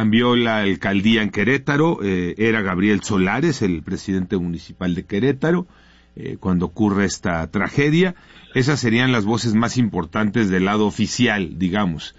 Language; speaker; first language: Spanish; native; Spanish